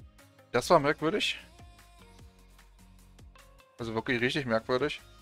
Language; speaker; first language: German; native; German